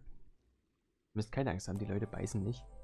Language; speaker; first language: German; native; German